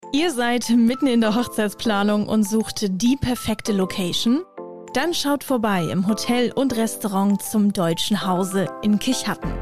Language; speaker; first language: German; native; German